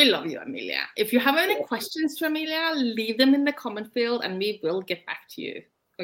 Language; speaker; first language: English; non-native, fluent; Norwegian